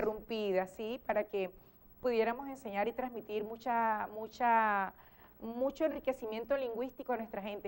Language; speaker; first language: Spanish; native; Spanish